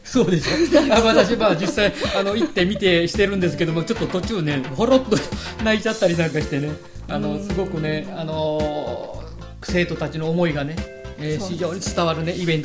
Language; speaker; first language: Japanese; native; Japanese